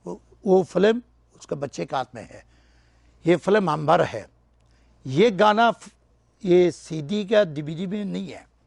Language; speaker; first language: Hindi; non-native, learner; Persian